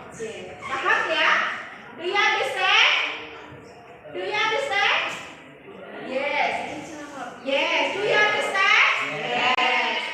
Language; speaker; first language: English; non-native, learner; Indonesian